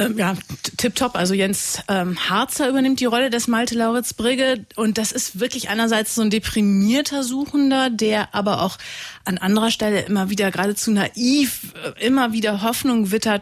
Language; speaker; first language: German; native; German